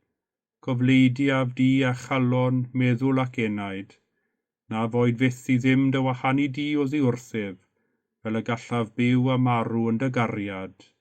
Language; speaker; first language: Welsh; native; Welsh